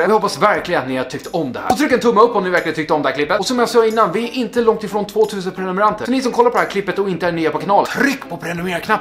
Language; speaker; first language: Swedish; native; Swedish